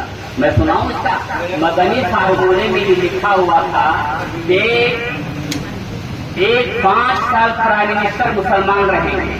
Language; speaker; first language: Urdu; native; Urdu